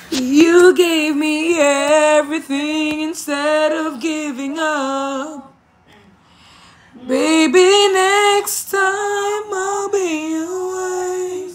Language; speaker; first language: English; non-native, learner; Filipino